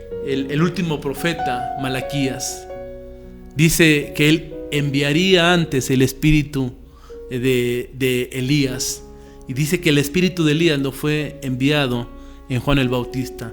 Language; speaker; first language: Spanish; native; Spanish